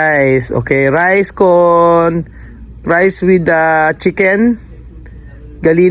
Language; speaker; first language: English; non-native, learner; Filipino